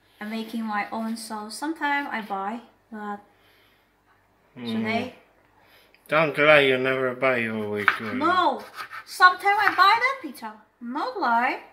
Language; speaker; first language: English; non-native, learner; Indonesian